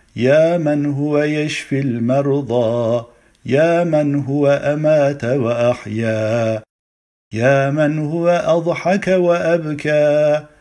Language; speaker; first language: Arabic; non-native, fluent; Turkish